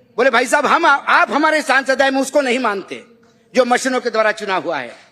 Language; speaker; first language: Hindi; non-native, local second language; Marathi